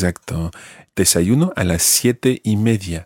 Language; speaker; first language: Spanish; non-native, fluent; English